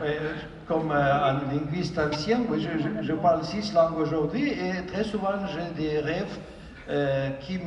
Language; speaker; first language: French; non-native, fluent; Ukrainian